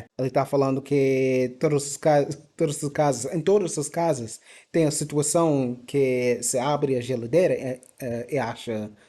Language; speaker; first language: Portuguese; non-native, fluent; English